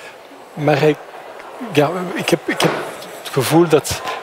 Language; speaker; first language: Dutch; non-native, fluent; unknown